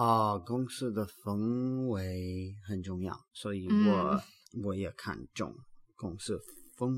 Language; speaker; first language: Chinese; non-native, learner; English